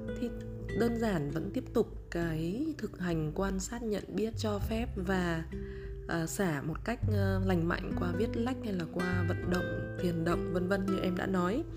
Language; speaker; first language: Vietnamese; native; Vietnamese